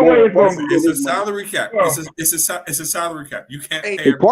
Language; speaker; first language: English; native; English